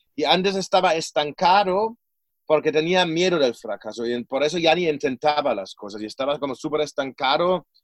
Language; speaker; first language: Spanish; non-native, fluent; German